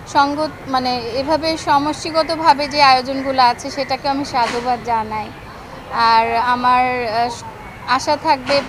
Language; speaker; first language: Bangla; native; Bangla